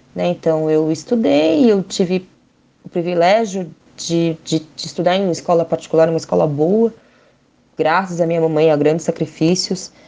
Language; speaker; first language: Portuguese; native; Portuguese